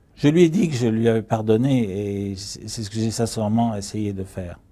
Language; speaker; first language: French; early bilingual, other home language; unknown